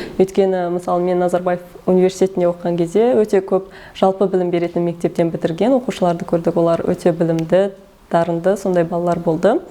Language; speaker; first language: Kazakh; early bilingual, heritage; Kazakh